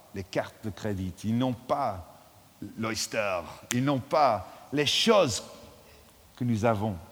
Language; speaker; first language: French; non-native, fluent; English